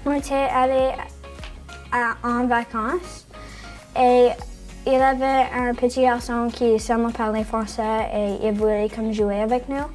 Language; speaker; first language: French; non-native, local second language; English